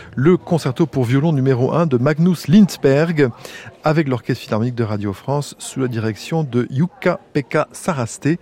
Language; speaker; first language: French; native; French